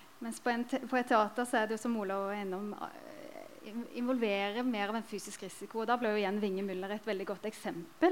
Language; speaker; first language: Norwegian; native; Norwegian